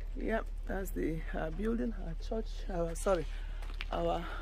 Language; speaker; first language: English; non-native, local second language; Igbo